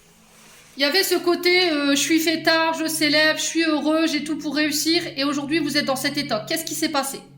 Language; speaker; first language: French; native; French